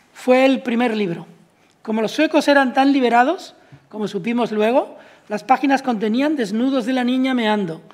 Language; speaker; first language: Spanish; native; Spanish